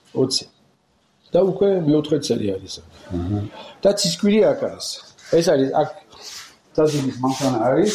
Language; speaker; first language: Georgian; non-native, learner; French